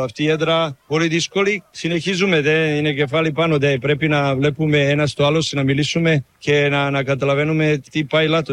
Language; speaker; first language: Greek; non-native, learner; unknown